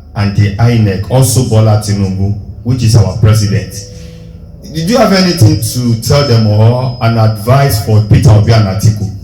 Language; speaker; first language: English; non-native, local second language; Yoruba